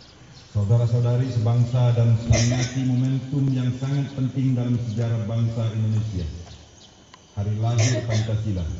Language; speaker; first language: Indonesian; native; Indonesian